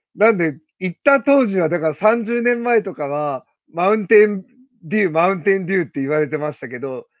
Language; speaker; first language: Japanese; native; Japanese